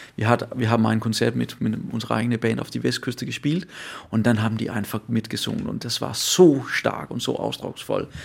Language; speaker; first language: German; non-native, learner; Danish